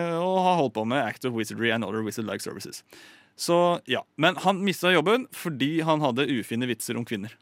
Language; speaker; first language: Norwegian; native; Norwegian